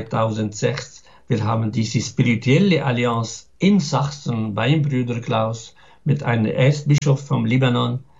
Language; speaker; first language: German; non-native, fluent; Arabic